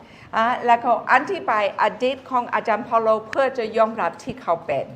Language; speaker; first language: Thai; non-native, fluent; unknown